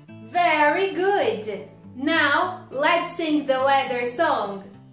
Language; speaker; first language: English; non-native, fluent; Portuguese